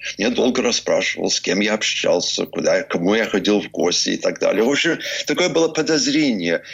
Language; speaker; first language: Russian; early bilingual, heritage; Russian